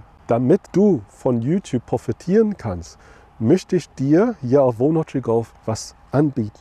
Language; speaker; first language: German; non-native, fluent; English